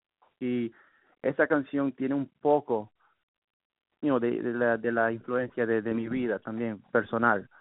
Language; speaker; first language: Spanish; early bilingual, heritage; Spanish